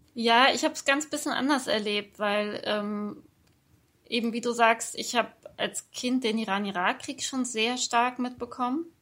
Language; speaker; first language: German; early bilingual, other home language; Persian